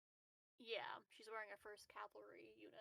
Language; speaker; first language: English; native; English